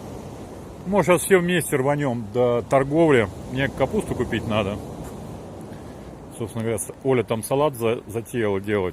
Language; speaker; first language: Russian; native; Russian